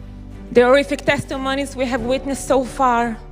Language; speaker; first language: English; non-native, fluent; Hebrew